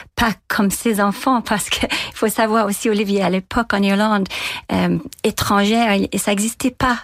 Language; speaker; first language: French; non-native, fluent; English